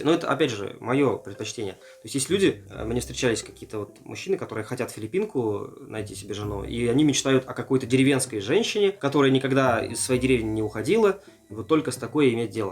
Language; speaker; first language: Russian; native; Russian